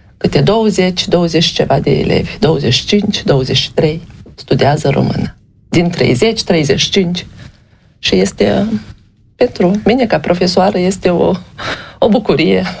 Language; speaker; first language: Romanian; native; Romanian